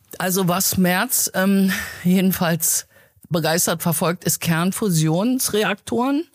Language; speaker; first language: German; early bilingual, other home language; Persian